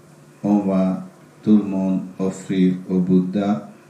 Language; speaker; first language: French; non-native, learner; Sinhala